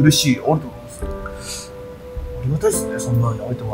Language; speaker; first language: Japanese; native; Japanese